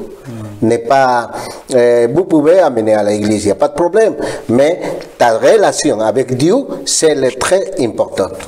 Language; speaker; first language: French; non-native, learner; Spanish